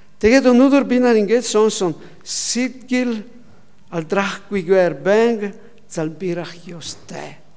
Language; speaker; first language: Mongolian; non-native, learner; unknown